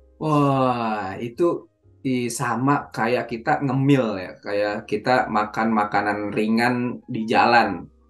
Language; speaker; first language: Indonesian; native; Indonesian